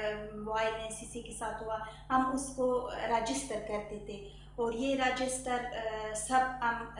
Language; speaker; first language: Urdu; non-native, learner; Persian